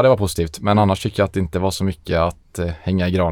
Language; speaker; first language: Swedish; native; Swedish